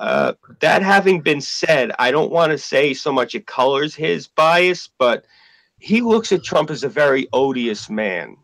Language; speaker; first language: English; native; English